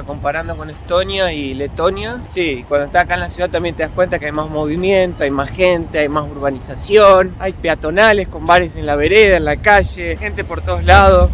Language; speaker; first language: Spanish; native; Spanish